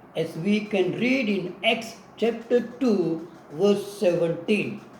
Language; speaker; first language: English; non-native, local second language; Tamil